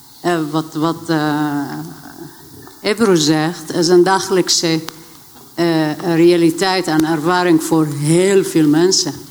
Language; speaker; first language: Dutch; non-native, fluent; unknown